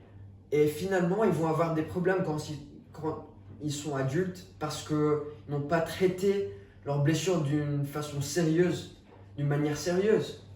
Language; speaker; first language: French; non-native, fluent; English